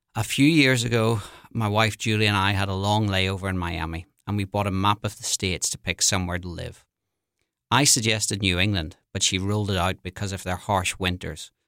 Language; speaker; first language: English; native; English